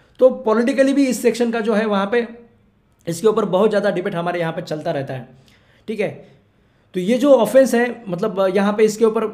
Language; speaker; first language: Hindi; non-native, local second language; Marathi